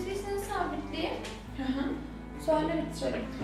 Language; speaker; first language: Turkish; native; Turkish